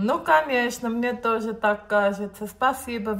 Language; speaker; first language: Russian; non-native, learner; Armenian